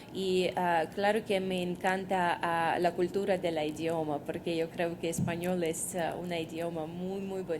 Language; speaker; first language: Spanish; non-native, fluent; Russian